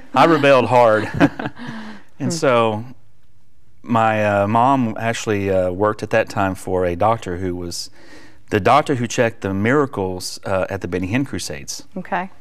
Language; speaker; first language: English; native; English